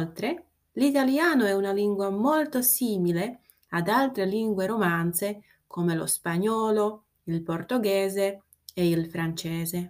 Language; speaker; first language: Italian; non-native, fluent; Slovak